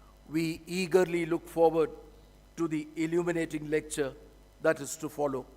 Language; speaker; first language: English; non-native, local second language; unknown